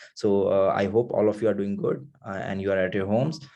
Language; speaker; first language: English; non-native, local second language; Nepali